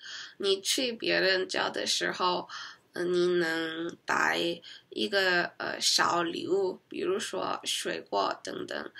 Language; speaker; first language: Chinese; non-native, learner; Korean